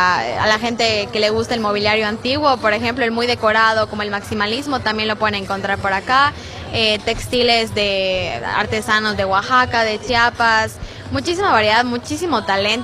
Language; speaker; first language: Spanish; native; Spanish